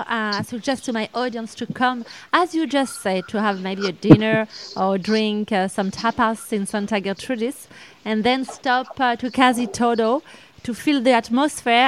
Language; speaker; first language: English; non-native, learner; French